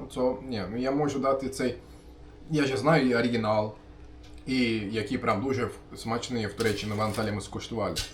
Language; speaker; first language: Ukrainian; non-native, learner; Turkish